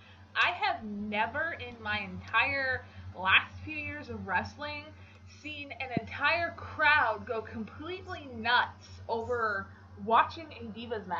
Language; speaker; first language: English; native; English